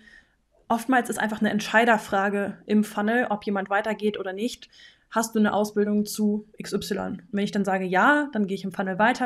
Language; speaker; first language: German; native; German